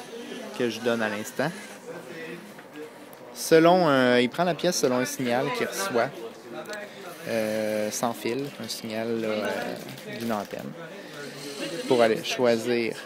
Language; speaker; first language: French; native; French